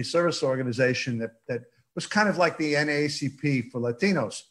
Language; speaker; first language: English; early bilingual, other home language; Yiddish